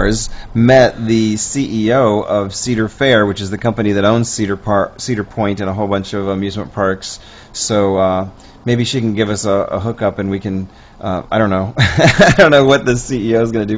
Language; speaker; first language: English; native; English